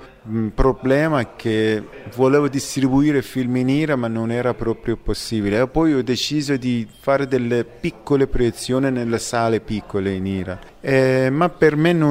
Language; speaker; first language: Italian; non-native, fluent; Persian